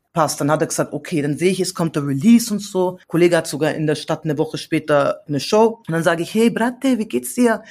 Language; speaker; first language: German; early bilingual, other home language; Central Kurdish